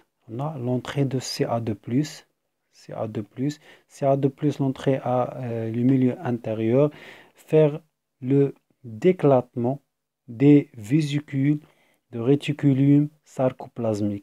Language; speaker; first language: French; non-native, fluent; Arabic